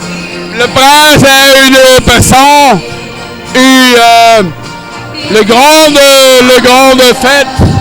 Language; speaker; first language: French; non-native, learner; Dutch